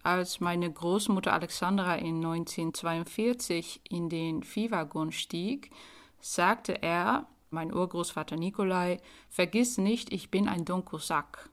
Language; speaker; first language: German; non-native, fluent; Dutch